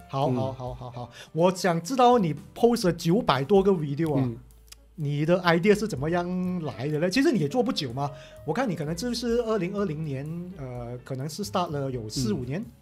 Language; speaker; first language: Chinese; native; Chinese